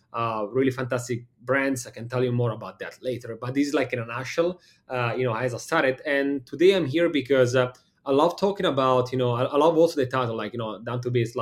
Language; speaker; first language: English; non-native, fluent; Italian